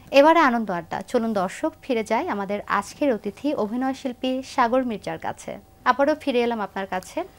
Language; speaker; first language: Bangla; native; Bangla